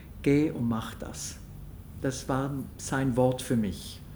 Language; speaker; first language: German; non-native, local second language; French